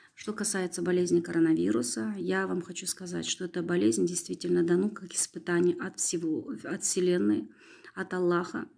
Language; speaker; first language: Russian; non-native, local second language; Kazakh